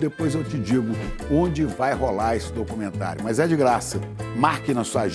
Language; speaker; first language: Portuguese; native; Portuguese